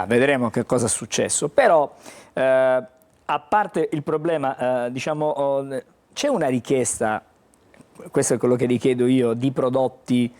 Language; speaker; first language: Italian; native; Italian